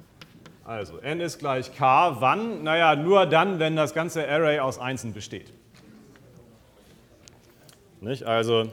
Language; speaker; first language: German; native; German